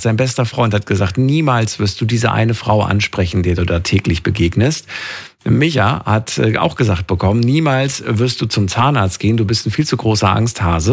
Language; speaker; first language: German; native; German